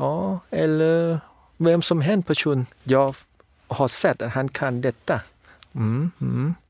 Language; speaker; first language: Swedish; non-native, fluent; Thai